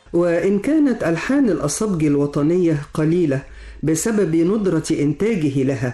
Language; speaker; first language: Arabic; native; Arabic